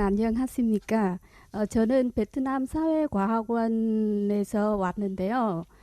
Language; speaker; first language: Korean; non-native, fluent; Vietnamese